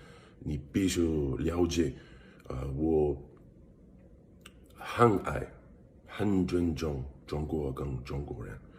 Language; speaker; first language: Chinese; non-native, learner; English